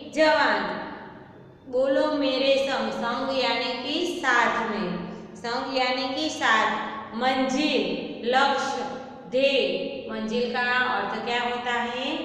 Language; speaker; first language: Hindi; non-native, local second language; Gujarati